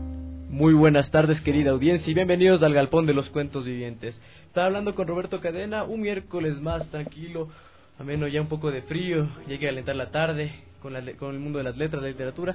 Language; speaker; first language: Spanish; native; Spanish